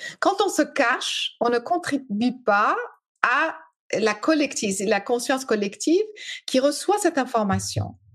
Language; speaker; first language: French; early bilingual, other home language; English